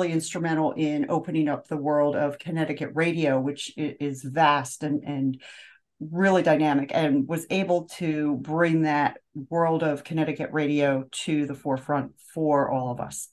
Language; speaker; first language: English; native; English